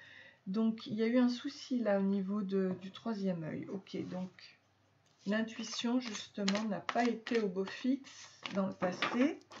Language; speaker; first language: French; native; French